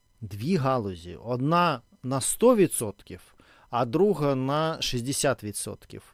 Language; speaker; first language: Ukrainian; non-native, local second language; Russian